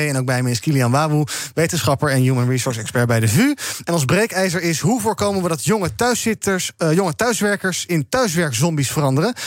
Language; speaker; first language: Dutch; native; Dutch